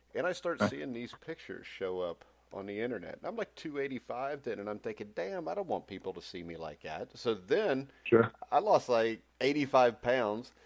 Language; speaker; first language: English; native; English